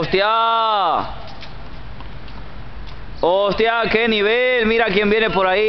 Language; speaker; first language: Spanish; native; Spanish